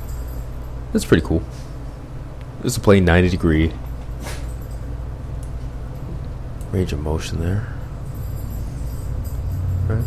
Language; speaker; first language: English; native; English